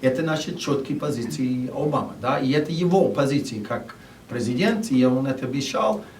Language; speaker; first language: Russian; non-native, fluent; English